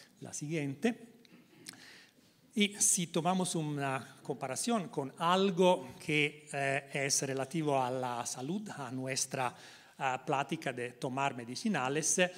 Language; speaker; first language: Spanish; non-native, learner; Italian